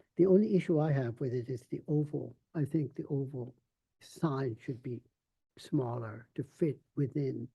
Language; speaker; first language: English; non-native, fluent; Portuguese